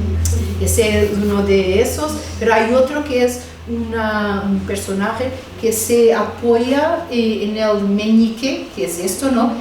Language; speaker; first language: Spanish; non-native, fluent; Portuguese